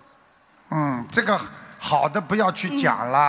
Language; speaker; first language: Chinese; native; Chinese